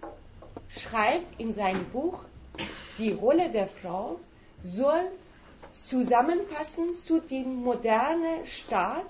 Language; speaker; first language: German; non-native, fluent; Persian